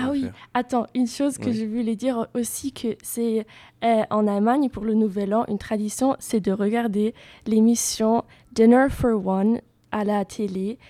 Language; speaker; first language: French; non-native, fluent; German